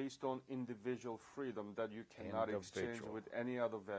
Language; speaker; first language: English; non-native, fluent; Korean